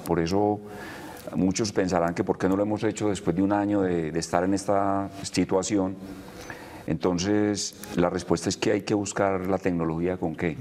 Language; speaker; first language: Spanish; native; Spanish